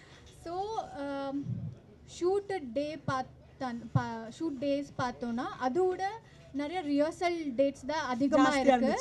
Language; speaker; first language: Tamil; non-native, learner; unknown